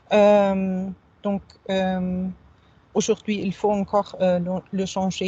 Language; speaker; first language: French; non-native, fluent; German